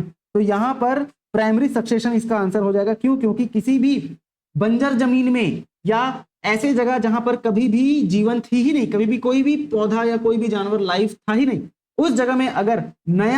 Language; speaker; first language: Hindi; native; Hindi